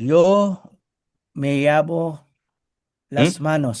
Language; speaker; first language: Spanish; non-native, learner; Filipino